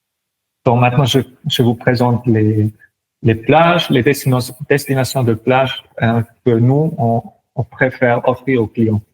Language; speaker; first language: French; non-native, local second language; German